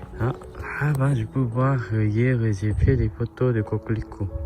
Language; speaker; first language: French; non-native, learner; Korean